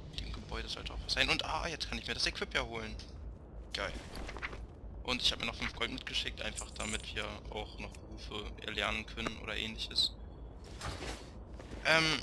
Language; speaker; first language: German; native; German